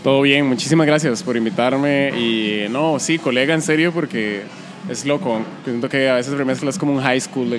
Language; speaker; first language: Spanish; native; Spanish